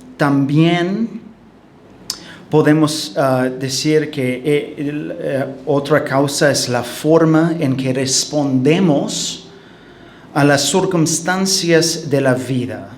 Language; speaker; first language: Spanish; non-native, fluent; English